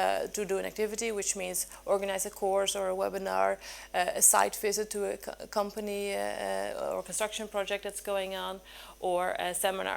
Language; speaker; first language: English; non-native, fluent; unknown